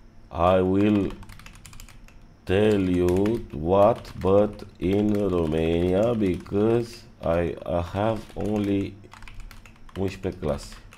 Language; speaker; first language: English; non-native, learner; Romanian